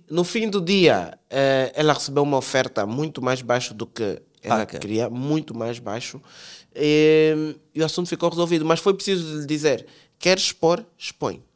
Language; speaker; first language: Portuguese; native; Portuguese